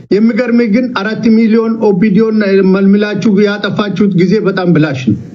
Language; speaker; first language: Amharic; non-native, local second language; Oromo